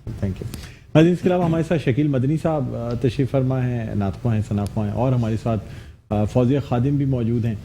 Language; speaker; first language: Urdu; native; Urdu